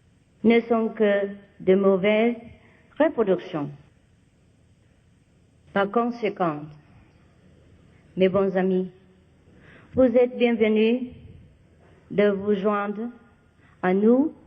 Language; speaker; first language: French; non-native, fluent; Vietnamese